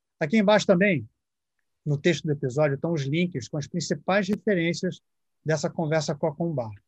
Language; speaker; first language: Portuguese; native; Portuguese